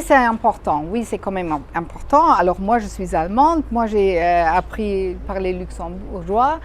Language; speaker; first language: French; non-native, fluent; German